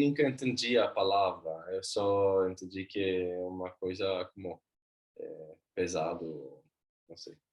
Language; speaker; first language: Portuguese; non-native, learner; Swedish